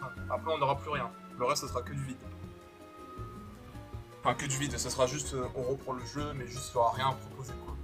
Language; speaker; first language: French; native; French